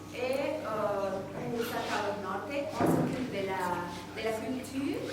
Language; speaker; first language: French; non-native, fluent; Spanish